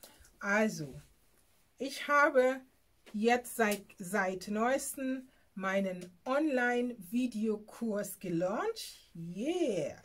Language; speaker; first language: German; non-native, fluent; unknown